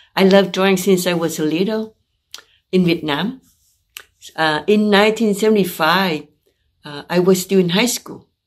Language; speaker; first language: English; non-native, fluent; Vietnamese